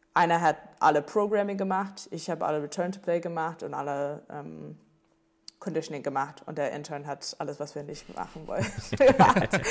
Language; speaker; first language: German; non-native, fluent; English